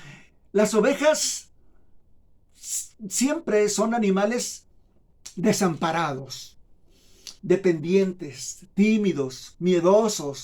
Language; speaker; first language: Spanish; native; Spanish